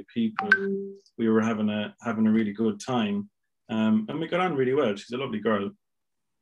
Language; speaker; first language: English; native; English